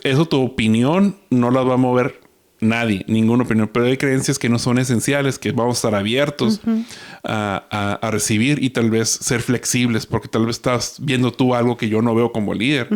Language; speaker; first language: Spanish; native; Spanish